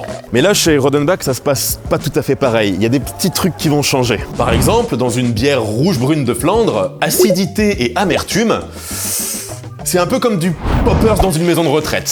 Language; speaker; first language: French; native; French